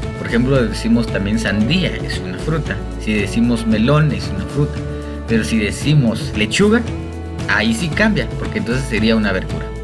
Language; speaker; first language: Spanish; non-native, local second language; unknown